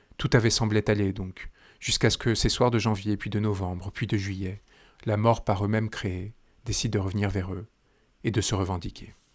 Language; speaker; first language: French; native; French